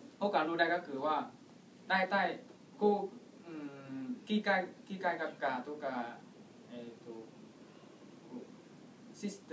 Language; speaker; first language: Japanese; non-native, learner; Vietnamese